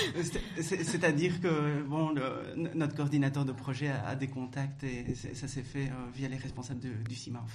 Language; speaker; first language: French; native; French